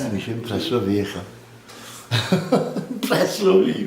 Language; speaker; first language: Welsh; native; Welsh